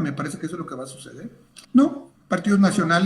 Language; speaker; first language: Spanish; native; Spanish